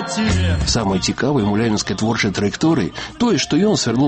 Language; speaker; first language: Belarusian; native; Belarusian